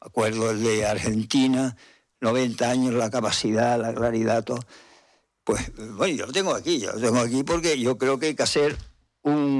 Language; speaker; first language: Spanish; native; Spanish